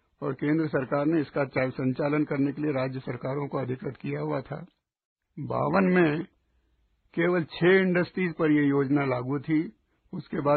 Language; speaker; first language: Hindi; native; Hindi